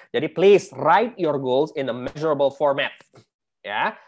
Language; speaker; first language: English; non-native, fluent; Indonesian